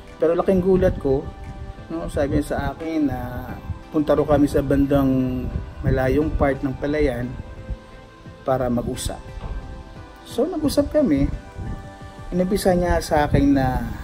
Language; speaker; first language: Filipino; native; Filipino